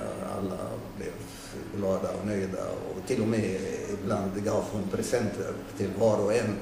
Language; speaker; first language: Swedish; non-native, fluent; Arabic